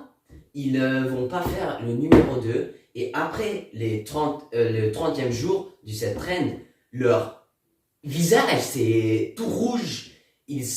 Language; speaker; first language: French; non-native, learner; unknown